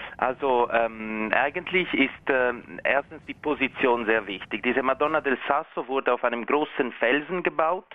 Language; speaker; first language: German; non-native, local second language; Italian